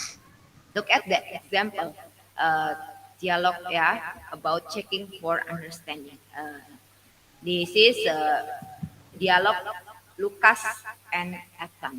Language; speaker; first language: English; non-native, learner; Indonesian